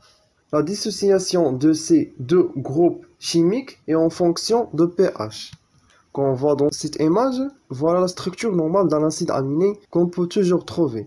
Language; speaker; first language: French; non-native, local second language; Arabic